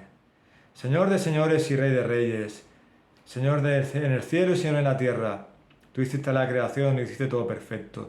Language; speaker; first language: Spanish; native; Spanish